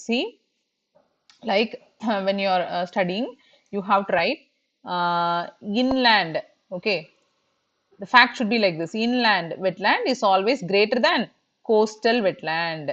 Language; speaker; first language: English; non-native, local second language; Tamil